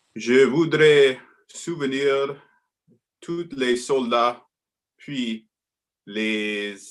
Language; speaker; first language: French; non-native, local second language; English